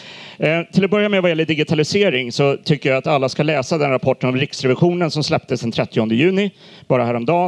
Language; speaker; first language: Swedish; native; Swedish